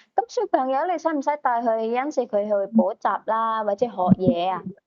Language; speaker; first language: Cantonese; native; Cantonese